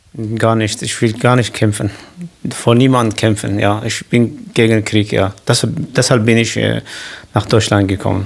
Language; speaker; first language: German; non-native, learner; Kurdish